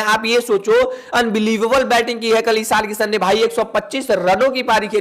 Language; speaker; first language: Hindi; native; Hindi